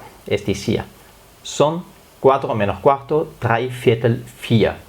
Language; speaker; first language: Spanish; non-native, fluent; German